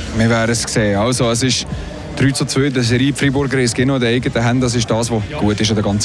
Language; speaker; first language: German; native; German